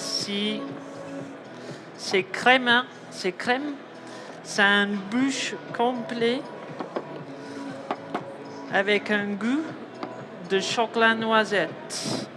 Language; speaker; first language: French; non-native, learner; English